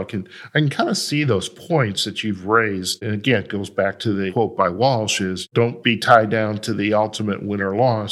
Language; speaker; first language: English; native; English